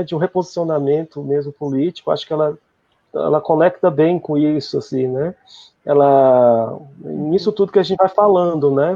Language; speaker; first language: Portuguese; native; Portuguese